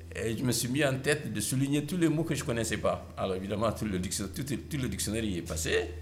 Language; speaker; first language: French; non-native, local second language; Mandingo